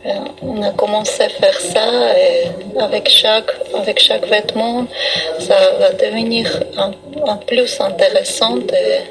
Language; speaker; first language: French; non-native, learner; Armenian